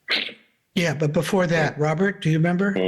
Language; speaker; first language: English; native; English